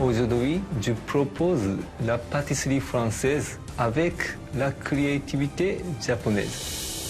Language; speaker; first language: French; non-native, learner; Japanese